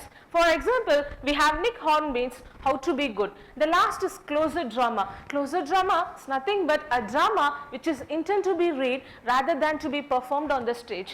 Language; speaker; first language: English; non-native, local second language; Tamil